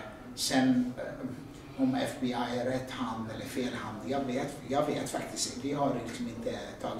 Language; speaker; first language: Swedish; non-native, fluent; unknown